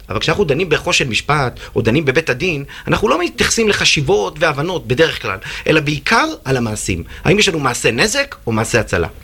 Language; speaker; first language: Hebrew; native; Hebrew